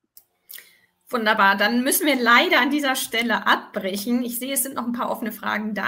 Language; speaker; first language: German; native; German